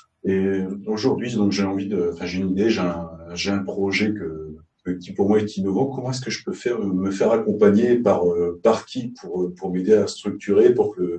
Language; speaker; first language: French; native; French